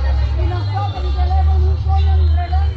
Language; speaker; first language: Spanish; native; Spanish